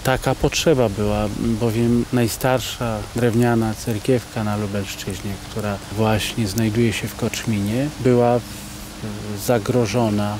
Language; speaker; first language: Polish; native; Polish